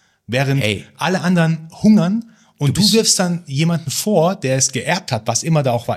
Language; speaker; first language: German; early bilingual, other home language; Persian